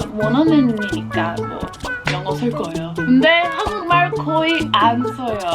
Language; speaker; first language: Korean; non-native, fluent; English